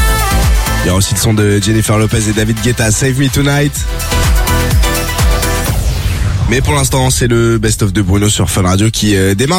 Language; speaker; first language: French; native; French